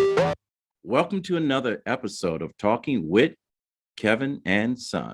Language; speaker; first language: English; native; English